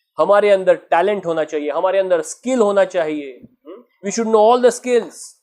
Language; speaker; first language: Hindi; non-native, local second language; Marathi